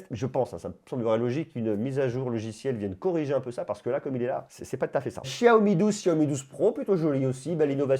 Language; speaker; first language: French; native; French